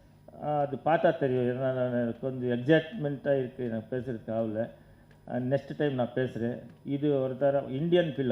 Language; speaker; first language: Tamil; non-native, learner; Kannada